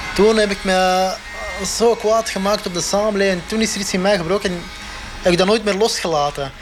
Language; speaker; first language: Dutch; non-native, local second language; Arabic